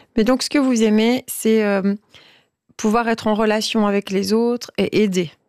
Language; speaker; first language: French; native; French